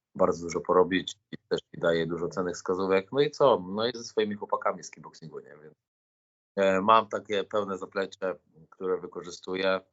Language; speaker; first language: Polish; native; Polish